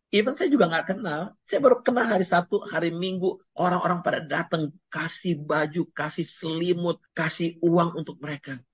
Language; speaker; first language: Indonesian; native; Indonesian